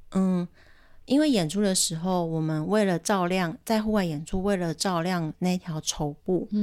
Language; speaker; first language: Chinese; native; Chinese